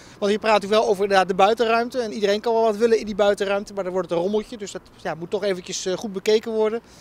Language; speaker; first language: Dutch; native; Dutch